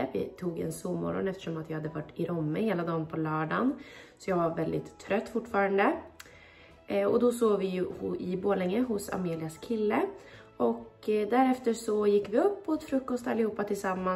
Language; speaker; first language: Swedish; native; Swedish